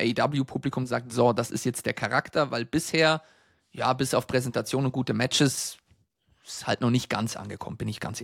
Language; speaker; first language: German; native; German